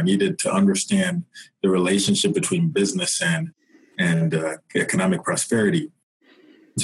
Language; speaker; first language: English; non-native, local second language; Yoruba